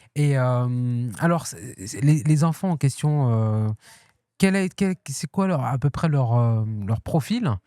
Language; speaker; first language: French; native; French